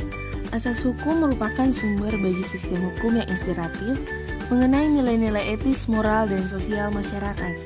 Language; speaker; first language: Indonesian; native; Indonesian